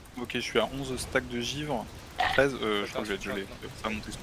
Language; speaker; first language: French; native; French